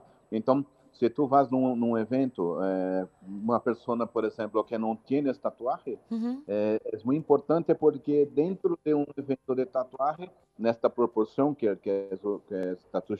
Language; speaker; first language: Spanish; non-native, learner; Portuguese